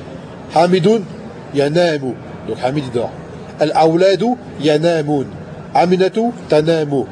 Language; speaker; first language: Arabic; non-native, fluent; French